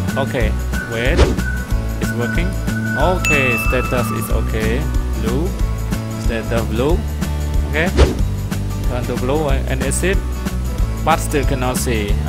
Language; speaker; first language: English; non-native, learner; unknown